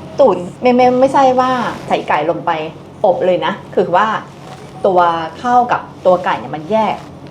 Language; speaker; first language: Thai; non-native, fluent; Japanese